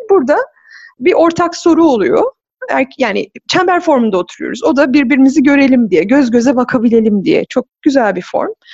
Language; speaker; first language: Turkish; native; Turkish